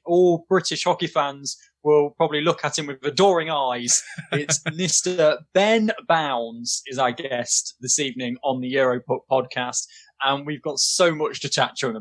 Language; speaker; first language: English; native; English